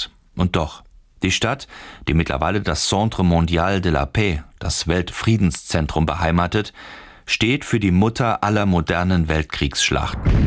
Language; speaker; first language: German; native; German